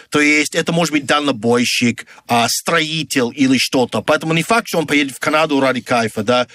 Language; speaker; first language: Russian; non-native, fluent; English